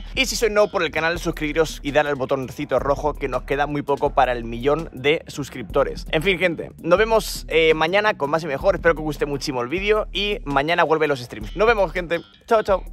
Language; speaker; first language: Spanish; native; Spanish